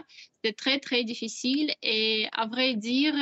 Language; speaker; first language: French; non-native, fluent; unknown